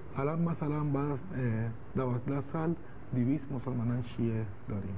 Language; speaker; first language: Persian; non-native, learner; Spanish